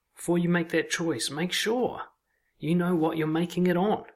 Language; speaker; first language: English; native; English